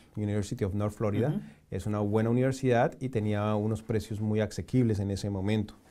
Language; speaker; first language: Spanish; native; Spanish